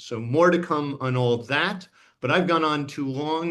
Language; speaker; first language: English; native; English